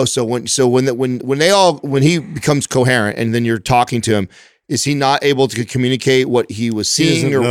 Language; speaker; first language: English; native; English